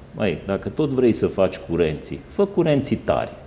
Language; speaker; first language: Romanian; native; Romanian